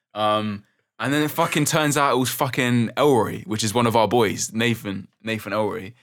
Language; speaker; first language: English; native; English